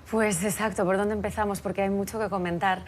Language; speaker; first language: Spanish; native; Spanish